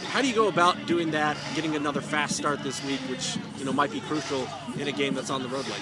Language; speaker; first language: English; native; English